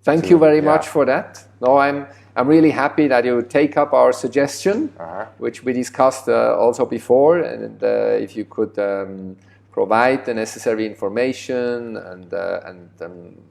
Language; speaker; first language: English; non-native, fluent; German